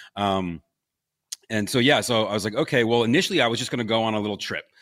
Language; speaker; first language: English; native; English